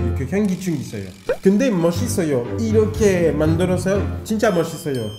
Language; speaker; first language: Korean; non-native, learner; French